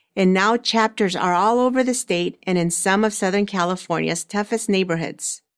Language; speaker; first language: English; early bilingual, other home language; Spanish